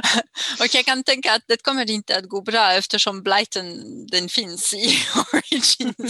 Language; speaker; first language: Swedish; non-native, fluent; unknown